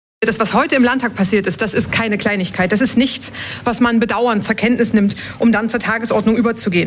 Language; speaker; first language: German; native; German